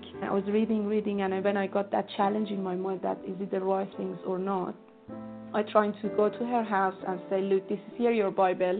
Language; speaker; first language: English; non-native, learner; Persian